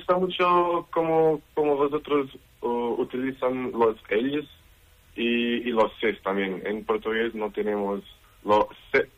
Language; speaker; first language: Spanish; non-native, learner; Portuguese